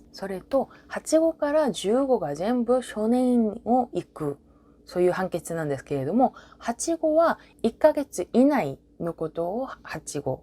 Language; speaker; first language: Japanese; non-native, fluent; Korean